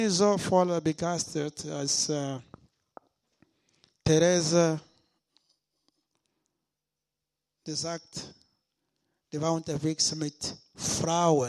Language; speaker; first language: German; non-native, learner; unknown